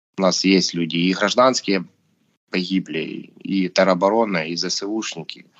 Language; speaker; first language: Russian; native; Russian